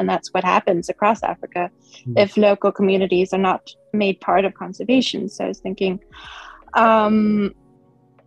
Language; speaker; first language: English; non-native, local second language; Swedish